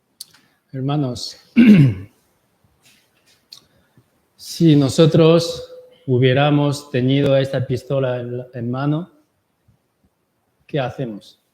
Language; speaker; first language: Spanish; non-native, learner; Korean